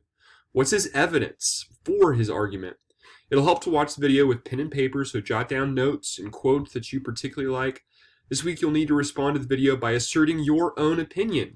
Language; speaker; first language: English; native; English